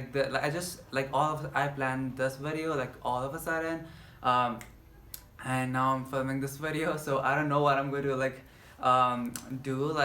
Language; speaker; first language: English; non-native, local second language; Nepali